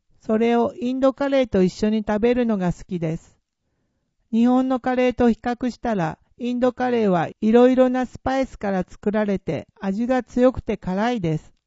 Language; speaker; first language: Japanese; non-native, fluent; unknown